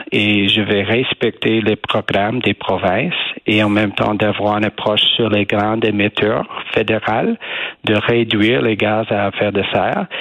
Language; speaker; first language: French; non-native, learner; English